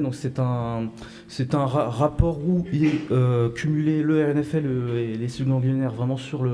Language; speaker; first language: French; native; French